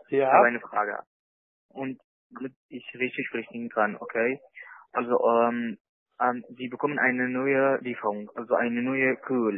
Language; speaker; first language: German; non-native, learner; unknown